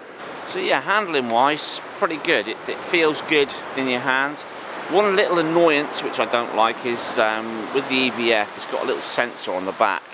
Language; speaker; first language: English; native; English